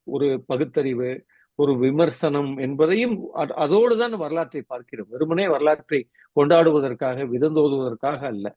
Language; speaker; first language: Tamil; non-native, local second language; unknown